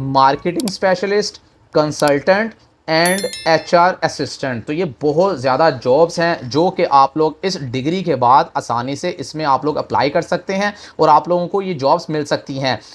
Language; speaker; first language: Urdu; native; Urdu